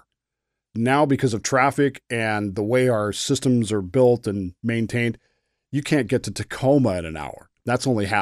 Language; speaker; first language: English; native; English